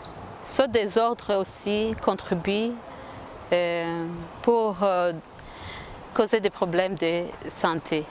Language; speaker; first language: French; non-native, local second language; Kinyarwanda